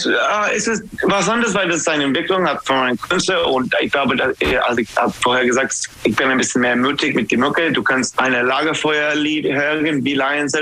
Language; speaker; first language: German; non-native, learner; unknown